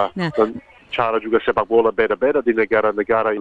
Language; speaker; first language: Indonesian; non-native, fluent; Croatian